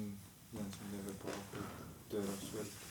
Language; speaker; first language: Swedish; non-native, fluent; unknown